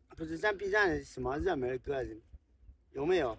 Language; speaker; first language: Chinese; native; Chinese